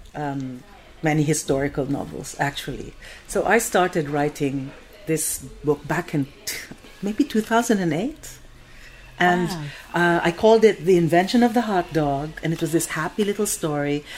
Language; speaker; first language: English; non-native, local second language; Filipino